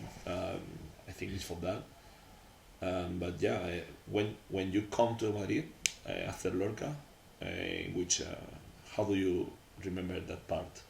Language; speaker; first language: English; non-native, learner; Spanish